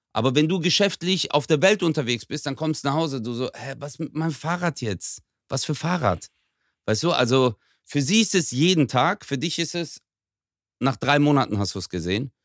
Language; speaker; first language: German; early bilingual, other home language; Turkish